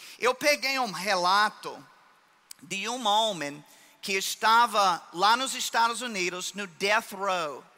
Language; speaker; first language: Portuguese; non-native, fluent; English